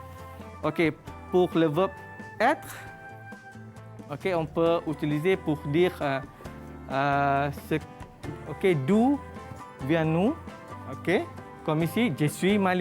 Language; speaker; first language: French; non-native, fluent; Malay